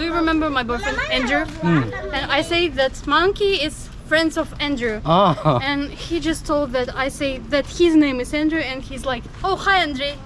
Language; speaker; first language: English; non-native, learner; Russian